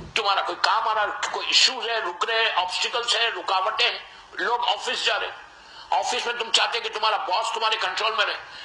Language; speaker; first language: Urdu; native; Urdu